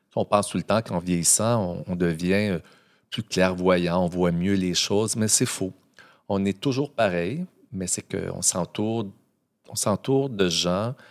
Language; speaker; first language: French; native; French